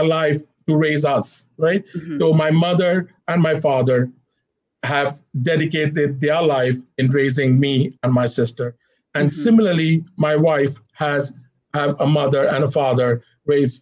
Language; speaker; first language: English; non-native, local second language; Hindi